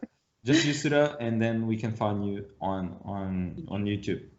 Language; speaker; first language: English; non-native, learner; Portuguese